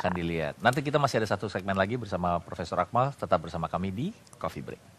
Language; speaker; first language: Indonesian; native; Indonesian